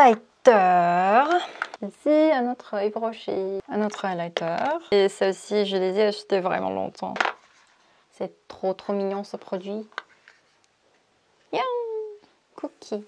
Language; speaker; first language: French; non-native, fluent; Korean